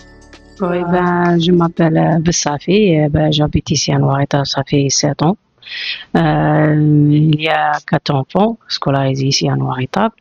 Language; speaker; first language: French; non-native, learner; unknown